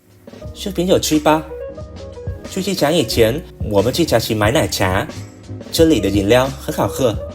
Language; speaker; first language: Chinese; non-native, learner; Vietnamese